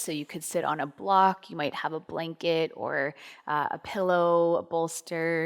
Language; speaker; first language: English; native; English